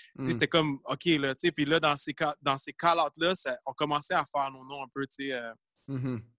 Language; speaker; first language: French; native; French